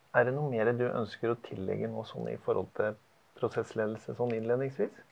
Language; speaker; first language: Norwegian; native; Norwegian